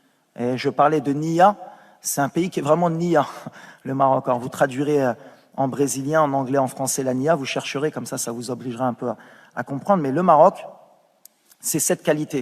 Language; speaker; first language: French; native; French